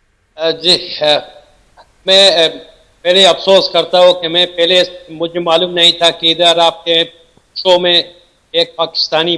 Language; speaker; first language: Hindi; non-native, fluent; Persian